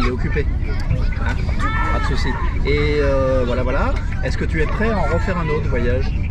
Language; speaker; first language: French; native; French